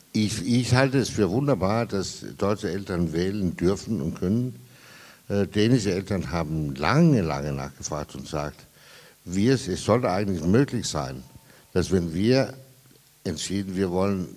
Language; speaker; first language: German; non-native, fluent; Danish